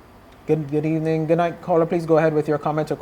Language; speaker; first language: English; native; English